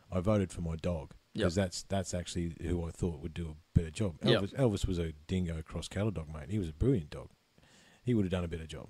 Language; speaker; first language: English; native; English